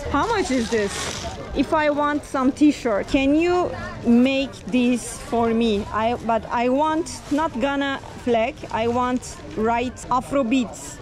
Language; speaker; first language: English; non-native, learner; Turkish